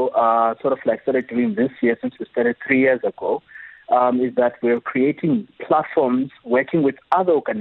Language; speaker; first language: English; non-native, local second language; Xhosa